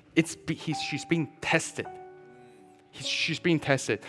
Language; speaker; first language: English; early bilingual, other home language; Chinese